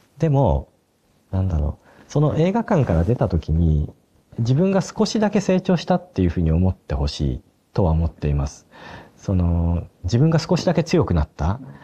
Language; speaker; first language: Japanese; native; Japanese